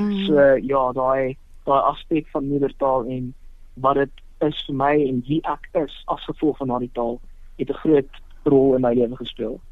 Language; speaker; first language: Afrikaans; non-native, local second language; Tswana